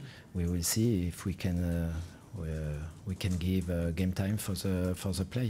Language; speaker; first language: English; non-native, fluent; French